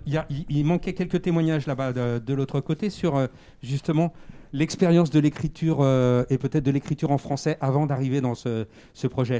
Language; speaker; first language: French; native; French